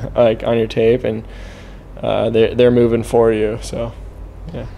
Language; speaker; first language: English; native; English